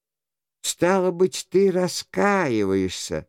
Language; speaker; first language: Russian; native; Russian